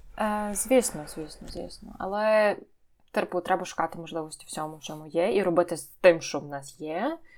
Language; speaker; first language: Ukrainian; native; Ukrainian